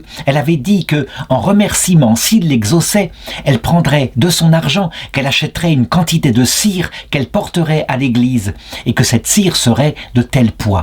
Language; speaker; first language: French; native; French